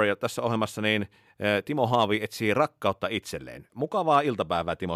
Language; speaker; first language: Finnish; native; Finnish